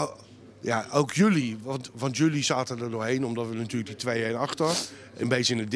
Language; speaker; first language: Dutch; native; Dutch